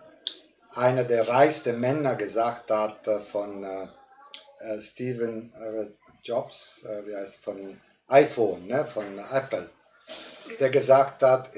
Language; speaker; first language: German; non-native, fluent; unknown